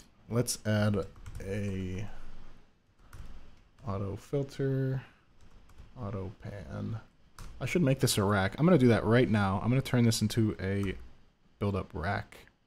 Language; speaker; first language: English; early bilingual, other home language; French